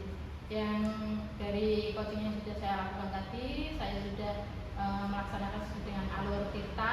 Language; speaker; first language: Indonesian; non-native, local second language; Javanese